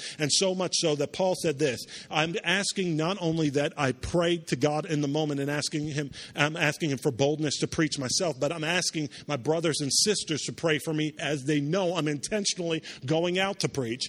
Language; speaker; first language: English; native; English